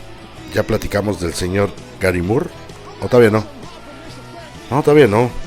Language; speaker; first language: Spanish; native; Spanish